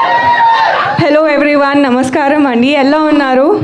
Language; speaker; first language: Telugu; non-native, learner; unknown